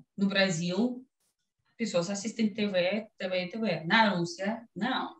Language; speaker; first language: Portuguese; non-native, learner; Russian